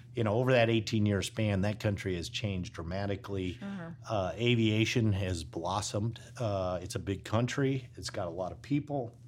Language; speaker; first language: English; native; English